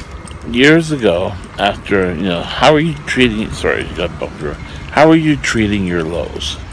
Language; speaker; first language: English; native; English